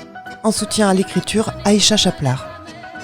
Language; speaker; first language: French; native; French